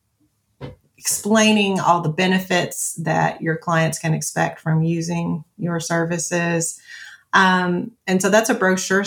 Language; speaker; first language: English; native; English